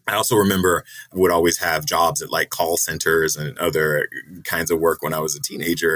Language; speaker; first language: English; native; English